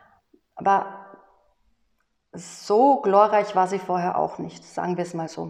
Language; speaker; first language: German; native; German